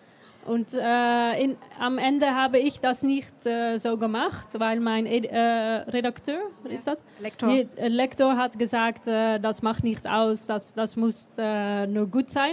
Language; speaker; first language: German; non-native, learner; Dutch